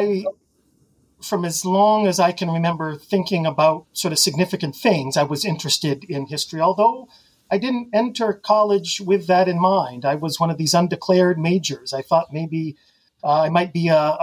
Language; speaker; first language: English; native; English